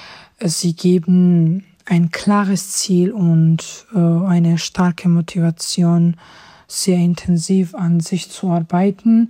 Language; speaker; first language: German; non-native, fluent; Georgian